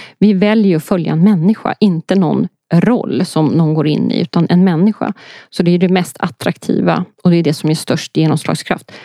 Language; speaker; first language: Swedish; early bilingual, other home language; Polish